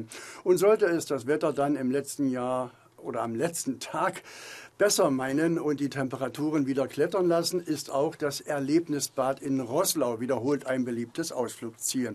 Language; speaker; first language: German; native; German